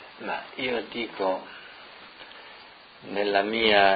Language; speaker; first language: Italian; non-native, local second language; Friulian